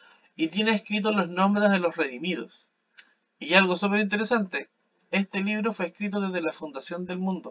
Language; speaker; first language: Spanish; native; Spanish